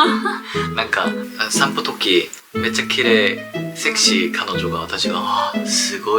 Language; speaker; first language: Japanese; non-native, learner; Korean